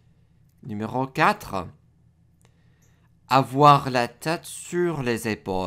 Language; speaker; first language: French; non-native, fluent; English